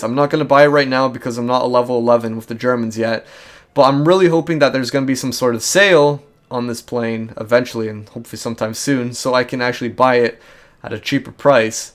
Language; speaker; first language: English; native; English